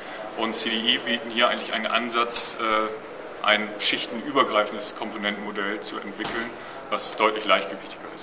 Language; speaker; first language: German; native; German